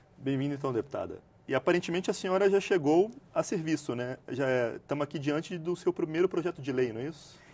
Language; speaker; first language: Portuguese; native; Portuguese